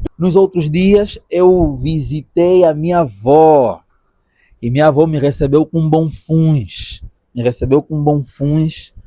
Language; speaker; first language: Portuguese; native; Portuguese